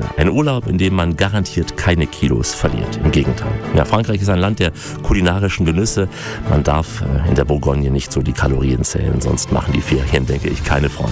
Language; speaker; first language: German; native; German